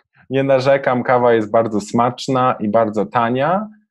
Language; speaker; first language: Polish; native; Polish